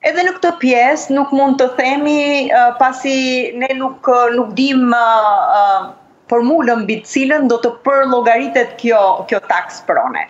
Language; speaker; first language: Albanian; native; Albanian